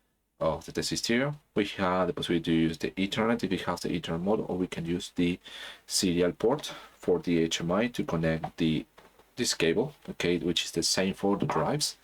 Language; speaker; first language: English; non-native, fluent; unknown